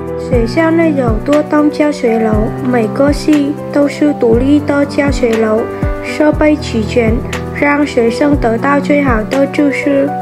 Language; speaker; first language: Chinese; non-native, fluent; Vietnamese